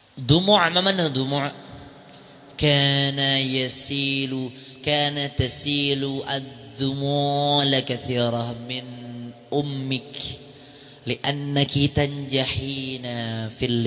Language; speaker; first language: Arabic; non-native, fluent; Indonesian